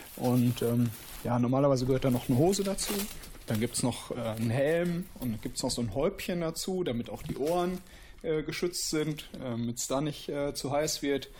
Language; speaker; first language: German; native; German